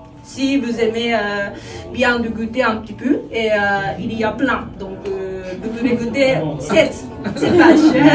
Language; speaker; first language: French; non-native, learner; Japanese